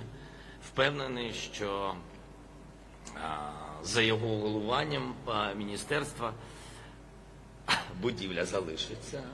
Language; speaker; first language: Ukrainian; non-native, local second language; Russian